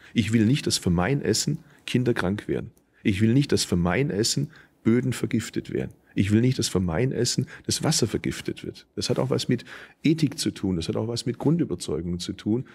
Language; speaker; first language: German; early bilingual, other home language; Turkish